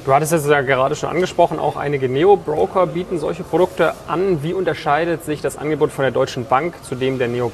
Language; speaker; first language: German; native; German